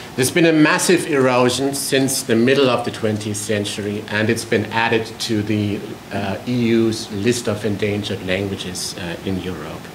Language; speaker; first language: English; non-native, fluent; German